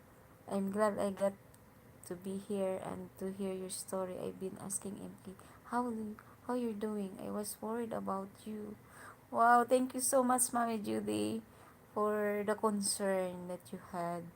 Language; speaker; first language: English; non-native, learner; Hiligaynon